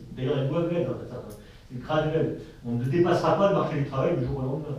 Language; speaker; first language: French; native; French